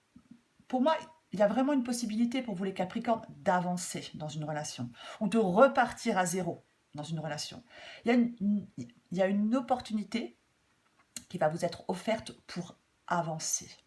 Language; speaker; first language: French; native; French